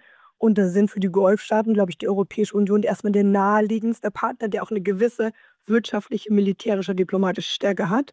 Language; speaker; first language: German; native; German